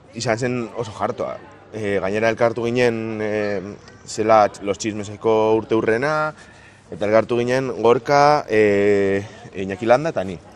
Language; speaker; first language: Basque; non-native, local second language; Spanish